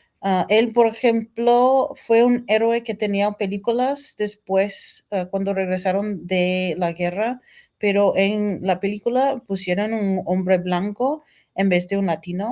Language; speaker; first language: Spanish; non-native, fluent; English